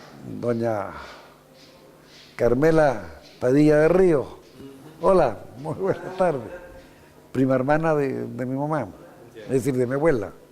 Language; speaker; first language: Spanish; native; Spanish